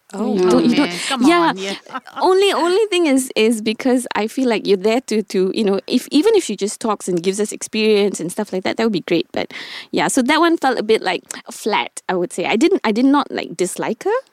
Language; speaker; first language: English; non-native, local second language; Tamil